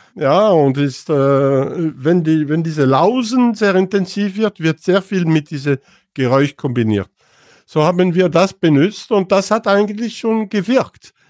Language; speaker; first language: German; non-native, fluent; French